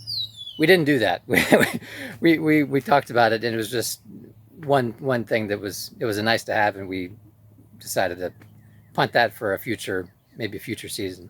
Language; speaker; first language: English; native; English